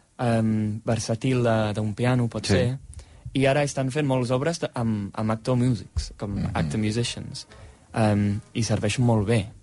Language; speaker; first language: Catalan; non-native, fluent; English